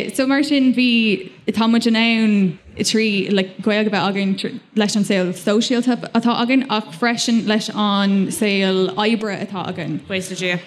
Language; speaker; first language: Irish; non-native, local second language; English